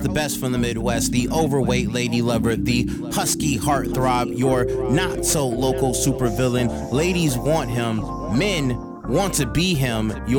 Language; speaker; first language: English; native; English